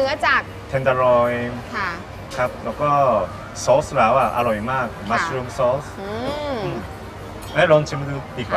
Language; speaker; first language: Thai; non-native, learner; Japanese